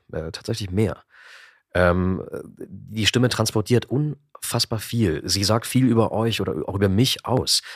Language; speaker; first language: German; native; German